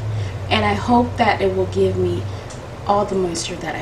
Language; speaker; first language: English; native; English